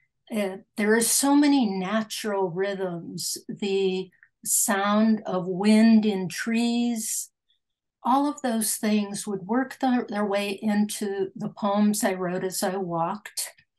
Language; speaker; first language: English; early bilingual, other home language; Spanish